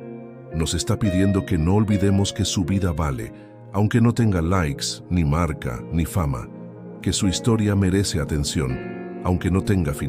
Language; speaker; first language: Spanish; native; Spanish